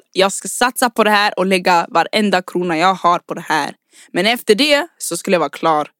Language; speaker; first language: Swedish; early bilingual, other home language; Rundi